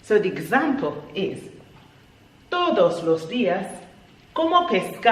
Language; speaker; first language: Spanish; non-native, fluent; English